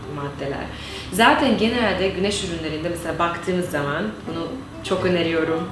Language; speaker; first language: Turkish; non-native, fluent; Hungarian